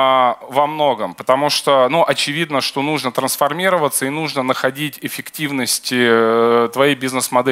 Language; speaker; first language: Russian; native; Russian